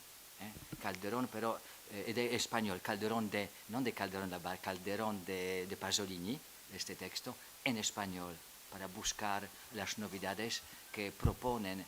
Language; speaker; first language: Spanish; non-native, fluent; Polish